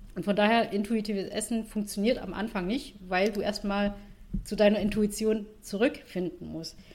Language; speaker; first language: German; non-native, fluent; Vietnamese